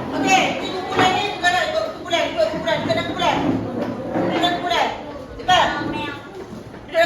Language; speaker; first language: Malay; native; Malay